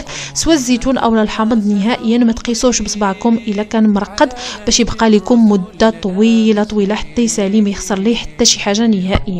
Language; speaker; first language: Arabic; native; Arabic